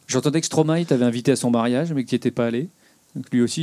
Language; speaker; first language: French; native; French